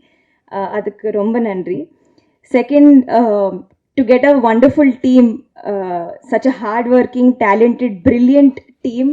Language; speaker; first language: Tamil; non-native, learner; Telugu